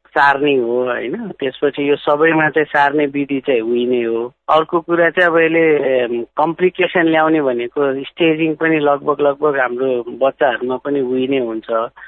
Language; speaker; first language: Nepali; non-native, local second language; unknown